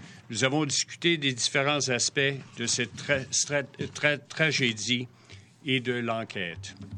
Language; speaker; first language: French; native; French